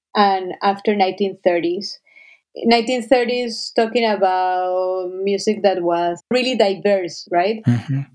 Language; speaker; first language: English; non-native, fluent; Spanish